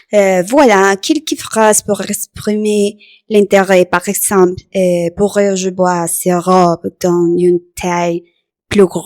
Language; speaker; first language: French; non-native, learner; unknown